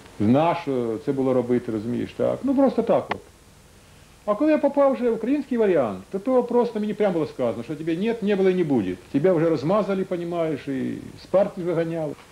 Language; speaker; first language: Ukrainian; native; Ukrainian